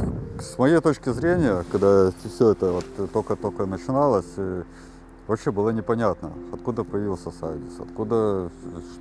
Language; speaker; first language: Russian; native; Russian